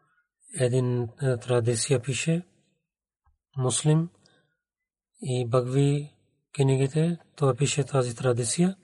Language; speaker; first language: Bulgarian; non-native, learner; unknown